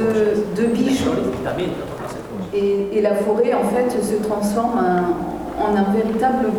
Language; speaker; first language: French; native; French